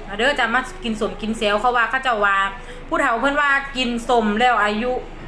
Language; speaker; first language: Thai; native; Thai